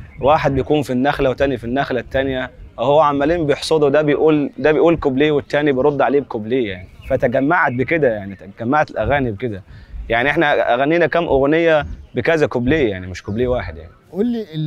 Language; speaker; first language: Egyptian Arabic; non-native, local second language; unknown